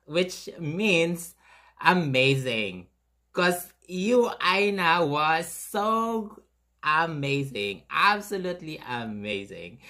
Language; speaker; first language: English; non-native, local second language; Filipino